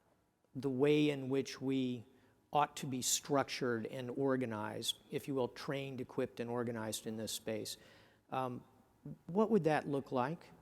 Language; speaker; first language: English; native; English